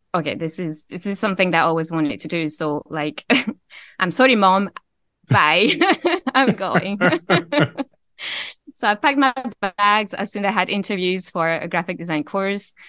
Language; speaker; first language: English; non-native, fluent; French